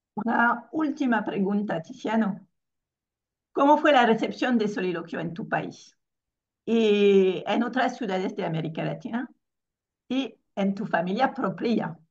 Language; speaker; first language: Spanish; non-native, fluent; French